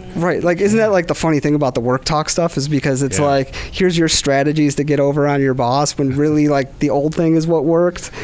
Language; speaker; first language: English; native; English